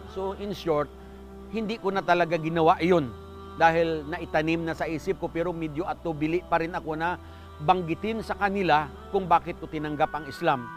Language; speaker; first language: Filipino; non-native, local second language; Hiligaynon